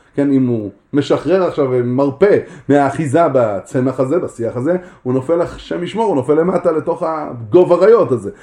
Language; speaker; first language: Hebrew; native; Hebrew